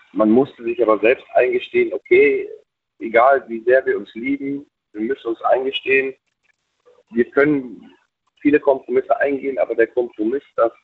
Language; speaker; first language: German; native; German